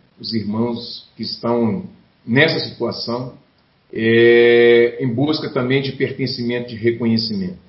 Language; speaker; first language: Portuguese; native; Portuguese